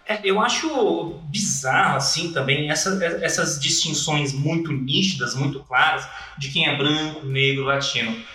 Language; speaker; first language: Portuguese; native; Portuguese